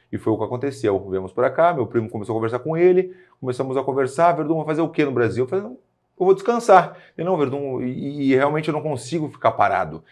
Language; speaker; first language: Portuguese; native; Portuguese